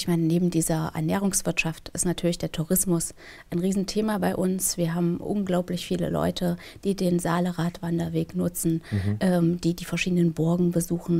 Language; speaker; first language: German; native; German